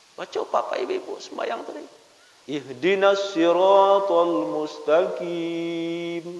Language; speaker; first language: Malay; non-native, local second language; Minangkabau